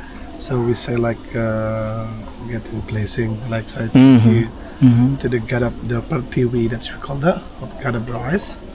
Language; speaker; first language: English; non-native, learner; Balinese